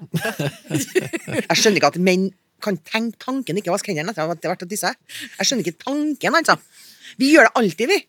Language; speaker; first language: Norwegian; native; Norwegian